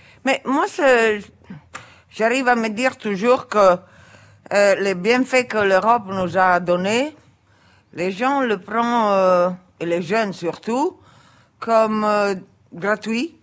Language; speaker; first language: French; non-native, local second language; Italian